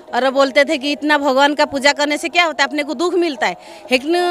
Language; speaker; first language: Hindi; non-native, local second language; Odia